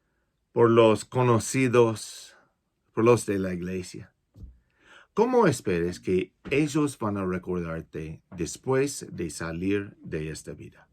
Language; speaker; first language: Spanish; non-native, fluent; English